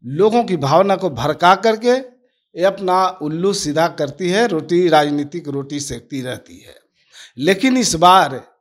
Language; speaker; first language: Hindi; native; Hindi